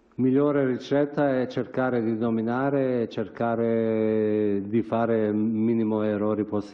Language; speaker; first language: Italian; non-native, fluent; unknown